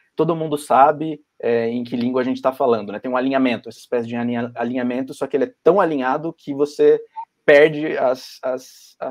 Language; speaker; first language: Portuguese; native; Portuguese